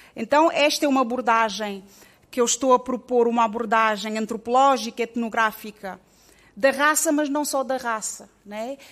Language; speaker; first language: Portuguese; native; Portuguese